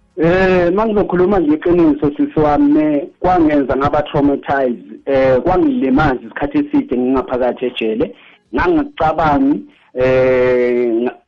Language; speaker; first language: Zulu; native; Zulu